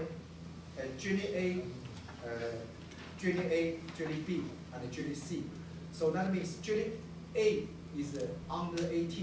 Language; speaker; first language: English; non-native, learner; Chinese